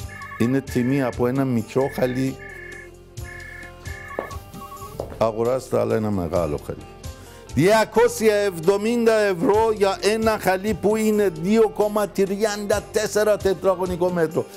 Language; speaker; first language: Greek; non-native, fluent; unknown